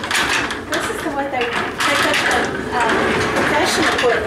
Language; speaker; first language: English; native; English